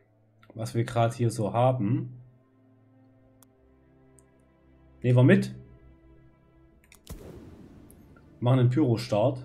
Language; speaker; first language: German; native; German